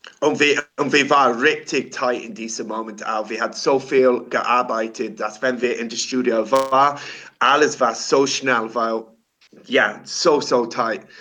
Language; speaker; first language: German; non-native, learner; English